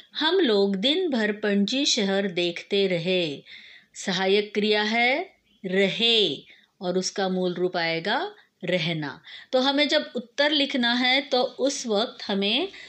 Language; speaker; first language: Hindi; non-native, local second language; Marathi